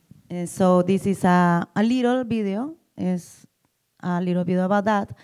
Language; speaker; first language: English; non-native, learner; Spanish